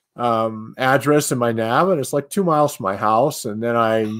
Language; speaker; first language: English; native; English